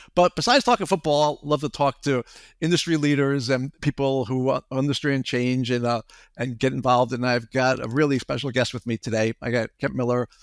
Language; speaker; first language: English; native; English